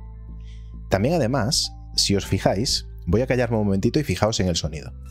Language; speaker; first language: Spanish; native; Spanish